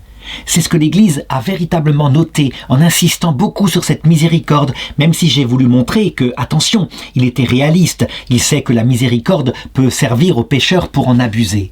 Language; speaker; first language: French; native; French